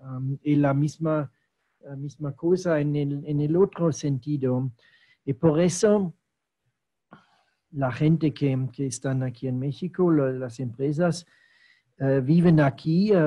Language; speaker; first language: Spanish; non-native, fluent; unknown